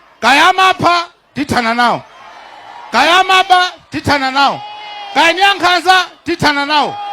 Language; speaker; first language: Nyanja; non-native, local second language; Tumbuka